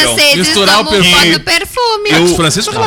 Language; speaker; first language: Portuguese; native; Portuguese